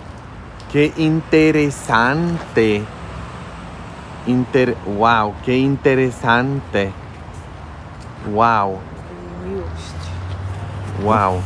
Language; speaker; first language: Spanish; early bilingual, heritage; Spanish